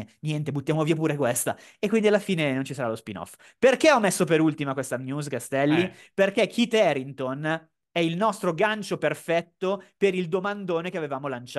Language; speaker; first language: Italian; native; Italian